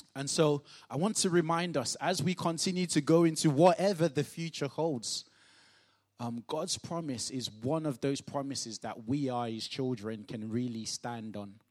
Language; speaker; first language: English; non-native, local second language; Yoruba